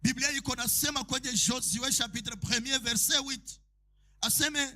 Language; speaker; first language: French; non-native, local second language; Swahili